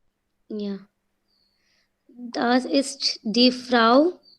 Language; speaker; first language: German; non-native, learner; Hindi